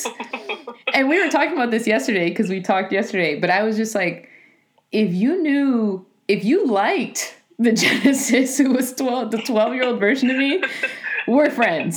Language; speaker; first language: English; native; English